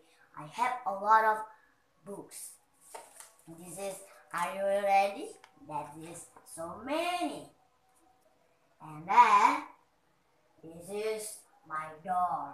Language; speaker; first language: English; non-native, learner; Indonesian